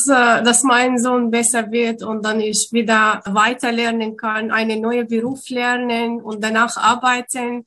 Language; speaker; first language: German; non-native, learner; Arabic